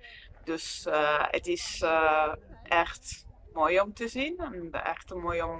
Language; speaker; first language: Dutch; non-native, fluent; Italian